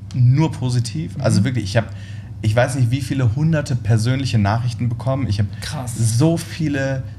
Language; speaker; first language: German; native; German